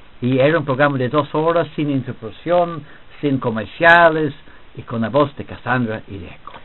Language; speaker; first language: Spanish; non-native, fluent; English